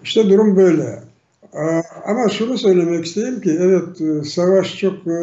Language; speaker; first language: Turkish; non-native, fluent; Crimean Tatar